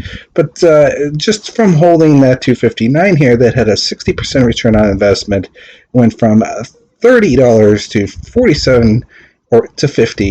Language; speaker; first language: English; native; English